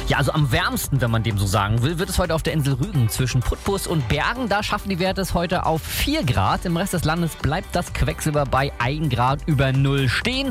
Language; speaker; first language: German; native; German